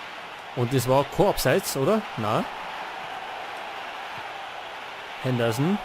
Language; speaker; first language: German; native; German